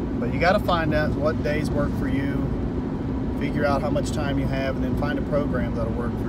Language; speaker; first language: English; native; English